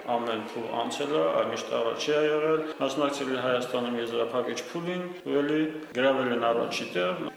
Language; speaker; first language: Armenian; native; Armenian